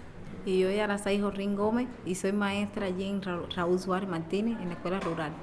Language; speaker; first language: Spanish; native; Spanish